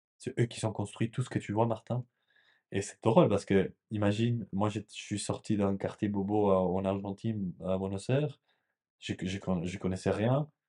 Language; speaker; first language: French; non-native, fluent; Spanish